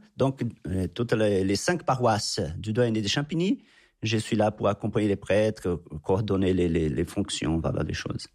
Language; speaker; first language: French; non-native, fluent; Portuguese